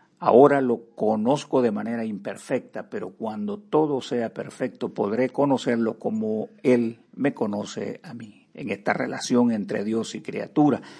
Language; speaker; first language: Spanish; native; Spanish